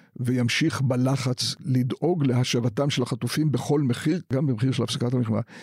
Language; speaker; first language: Hebrew; native; Hebrew